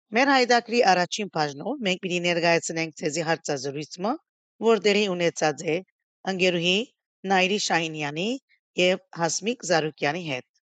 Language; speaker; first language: Armenian; early bilingual, heritage; Armenian